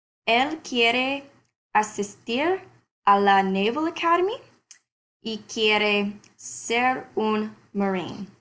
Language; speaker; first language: Spanish; non-native, learner; English